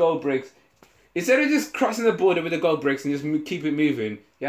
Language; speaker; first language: English; non-native, local second language; Shona